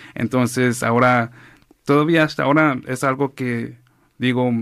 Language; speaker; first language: Spanish; early bilingual, heritage; Spanish